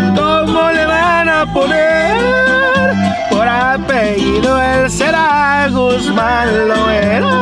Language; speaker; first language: Spanish; early bilingual, heritage; Spanish